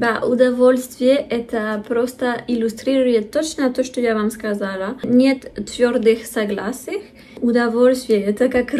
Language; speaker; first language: Russian; non-native, fluent; French